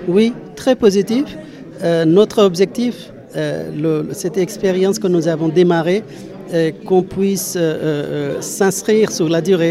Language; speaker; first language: French; non-native, fluent; Nepali